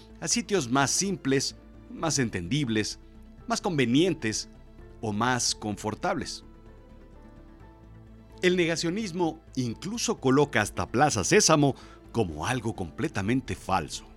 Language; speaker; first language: Spanish; native; Spanish